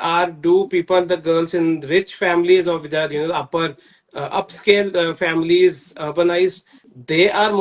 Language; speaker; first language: English; non-native, local second language; Hindi